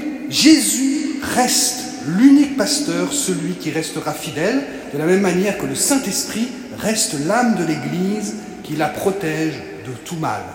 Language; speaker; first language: French; native; French